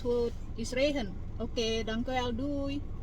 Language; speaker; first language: Dutch; non-native, learner; Indonesian